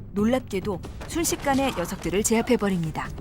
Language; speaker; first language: Korean; native; Korean